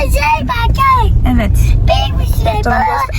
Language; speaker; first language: Turkish; early bilingual, other home language; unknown